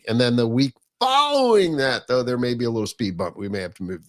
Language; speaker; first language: English; native; English